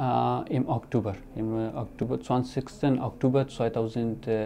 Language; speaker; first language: German; non-native, learner; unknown